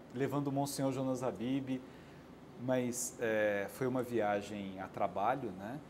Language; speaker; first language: Portuguese; native; Portuguese